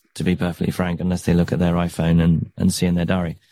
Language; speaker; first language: English; native; English